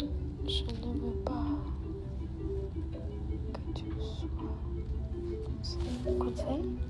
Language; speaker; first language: French; non-native, learner; Ukrainian